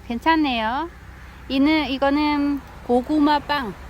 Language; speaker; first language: Korean; non-native, learner; Vietnamese